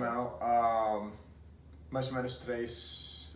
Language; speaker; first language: Portuguese; non-native, fluent; English